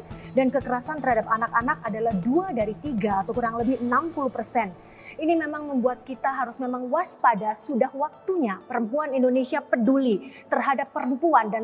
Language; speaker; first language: Indonesian; native; Indonesian